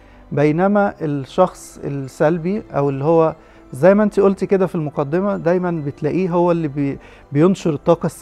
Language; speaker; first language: Arabic; native; Arabic